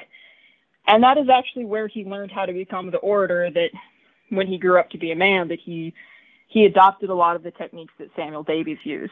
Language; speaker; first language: English; native; English